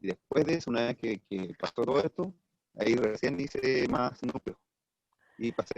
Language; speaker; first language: Spanish; native; Spanish